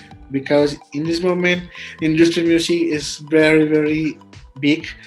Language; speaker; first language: English; non-native, learner; Spanish